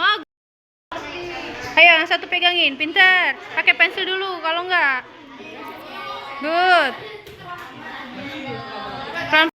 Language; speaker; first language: Indonesian; native; Indonesian